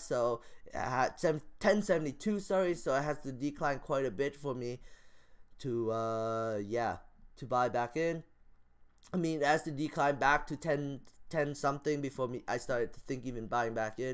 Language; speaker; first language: English; native; English